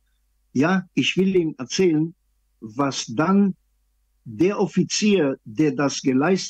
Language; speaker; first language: German; non-native, fluent; Hebrew